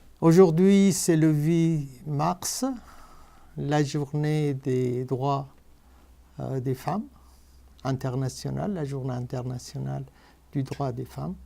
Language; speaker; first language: French; non-native, fluent; Persian